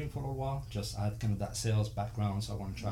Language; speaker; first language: English; non-native, fluent; French